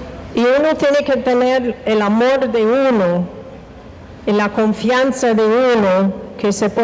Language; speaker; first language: Spanish; non-native, fluent; English